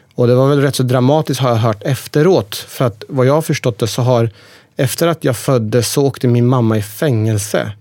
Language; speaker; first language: Swedish; early bilingual, other home language; Persian